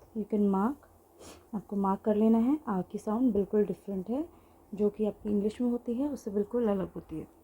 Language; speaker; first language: Hindi; native; Hindi